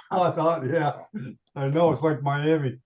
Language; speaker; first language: English; non-native, fluent; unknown